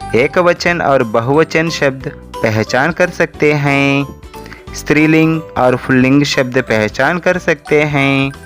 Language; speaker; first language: Hindi; non-native, local second language; Telugu